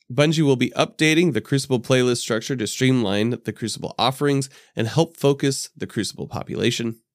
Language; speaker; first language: English; native; English